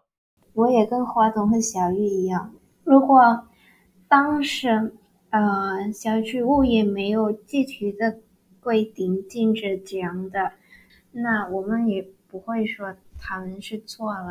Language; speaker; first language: Chinese; non-native, learner; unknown